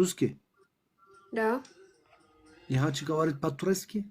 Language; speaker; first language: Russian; non-native, learner; Turkish